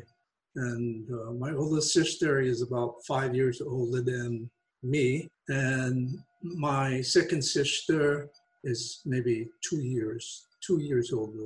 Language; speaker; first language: English; native; English